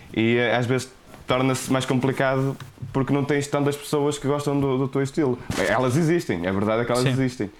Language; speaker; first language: Portuguese; native; Portuguese